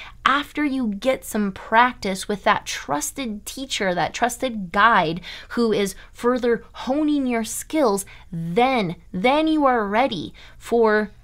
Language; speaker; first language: English; native; English